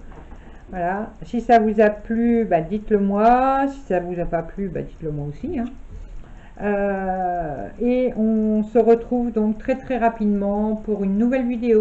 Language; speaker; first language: French; native; French